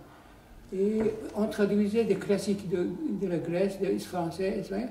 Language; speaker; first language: French; non-native, fluent; Turkish